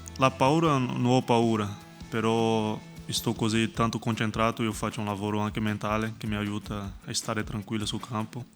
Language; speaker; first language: Italian; non-native, fluent; Portuguese